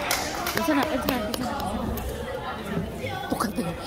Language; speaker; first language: Korean; non-native, fluent; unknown